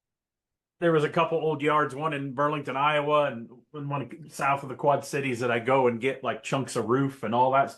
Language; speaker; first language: English; native; English